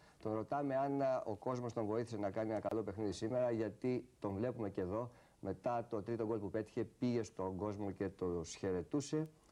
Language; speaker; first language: Greek; native; Greek